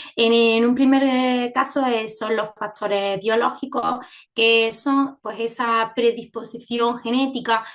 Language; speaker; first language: Spanish; native; Spanish